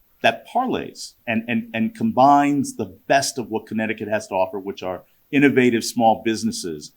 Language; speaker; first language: English; native; English